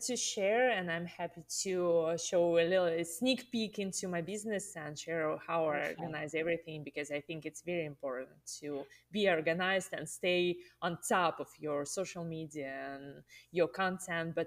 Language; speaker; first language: English; non-native, fluent; Russian